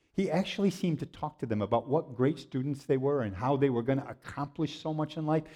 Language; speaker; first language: English; native; English